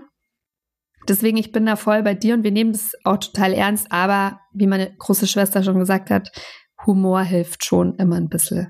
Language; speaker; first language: German; native; German